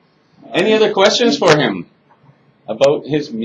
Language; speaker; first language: English; native; English